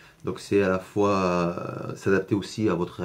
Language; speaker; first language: French; native; French